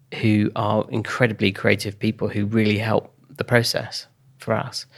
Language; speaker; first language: English; native; English